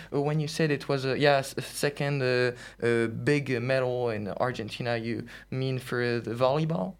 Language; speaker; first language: English; non-native, fluent; French